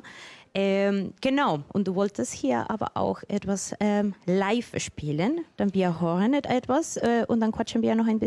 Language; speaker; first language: German; non-native, fluent; Spanish